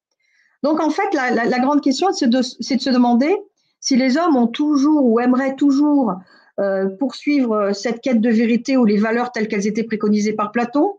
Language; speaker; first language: French; native; French